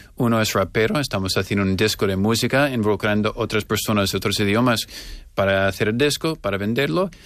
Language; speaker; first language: Spanish; non-native, fluent; English